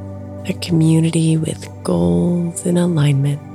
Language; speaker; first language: English; native; English